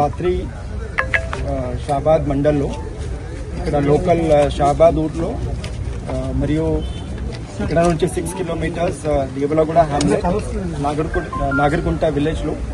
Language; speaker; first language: Telugu; non-native, learner; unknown